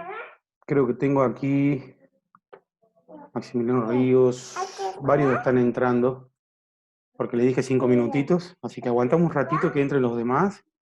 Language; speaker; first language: Spanish; native; Spanish